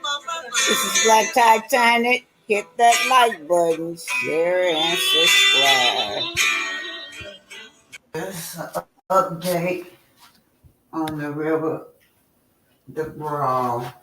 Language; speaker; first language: English; native; English